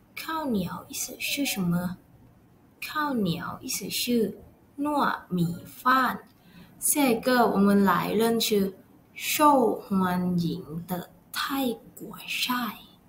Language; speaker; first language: Chinese; non-native, learner; Thai